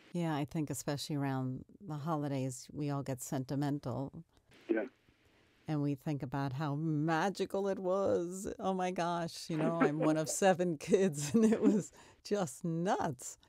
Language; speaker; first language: English; native; English